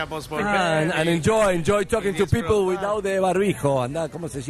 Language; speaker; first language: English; non-native, learner; Spanish